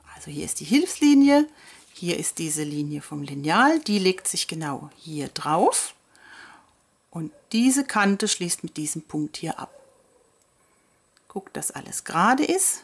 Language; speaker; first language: German; native; German